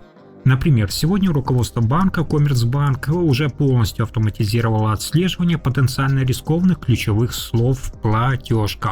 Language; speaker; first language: Russian; native; Russian